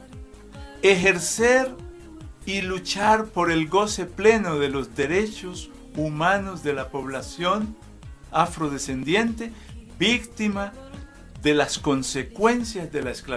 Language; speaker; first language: Spanish; native; Spanish